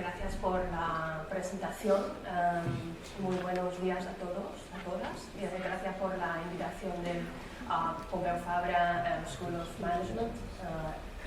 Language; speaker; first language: Spanish; non-native, fluent; Chinese